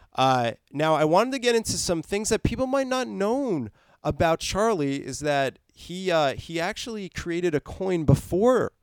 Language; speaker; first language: English; native; English